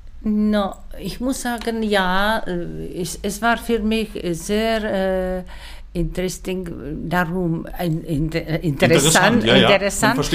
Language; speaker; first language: German; non-native, learner; Czech